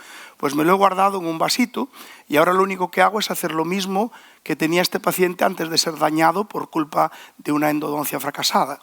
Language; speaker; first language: Spanish; native; Spanish